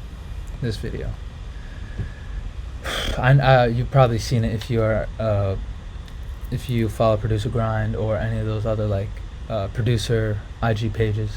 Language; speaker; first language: English; native; English